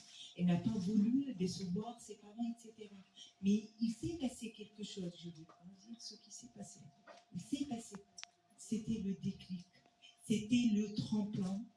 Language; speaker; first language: French; non-native, local second language; Arabic